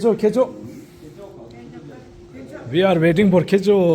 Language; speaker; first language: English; non-native, learner; Tibetan